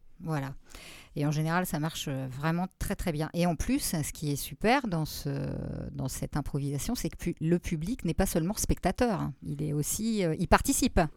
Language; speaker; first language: French; native; French